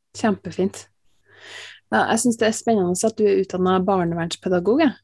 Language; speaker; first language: Norwegian; native; Norwegian